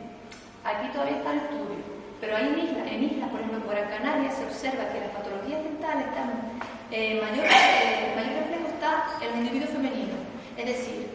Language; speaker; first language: Spanish; native; Spanish